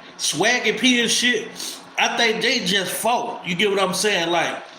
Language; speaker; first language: English; native; English